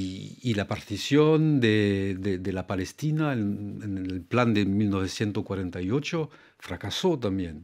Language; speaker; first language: Spanish; non-native, fluent; French